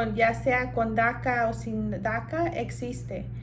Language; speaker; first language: Spanish; early bilingual, heritage; Spanish